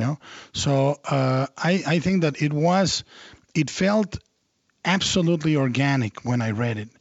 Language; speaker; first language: English; non-native, fluent; Spanish